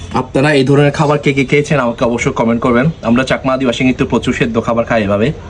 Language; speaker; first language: Bangla; non-native, local second language; Chakma